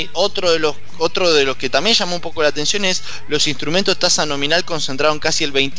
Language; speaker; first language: Spanish; native; Spanish